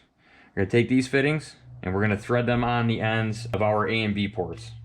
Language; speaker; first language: English; native; English